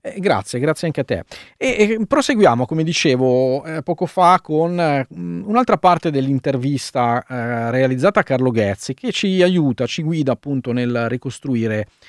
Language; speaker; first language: Italian; native; Italian